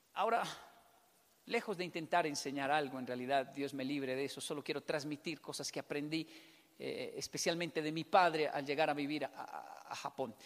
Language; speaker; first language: Spanish; native; Spanish